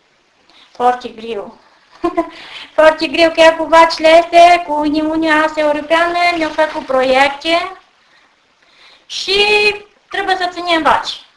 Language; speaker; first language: Romanian; native; Romanian